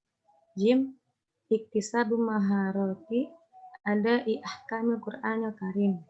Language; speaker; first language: Arabic; non-native, learner; Indonesian